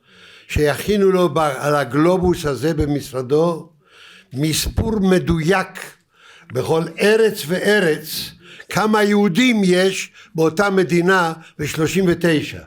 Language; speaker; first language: Hebrew; early bilingual, other home language; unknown